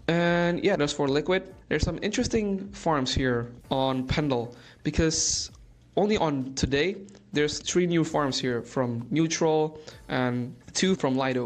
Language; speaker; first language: English; non-native, fluent; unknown